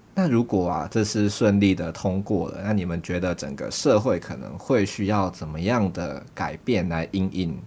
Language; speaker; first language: Chinese; native; Chinese